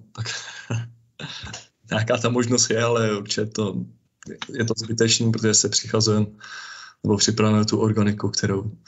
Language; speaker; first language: Czech; native; Czech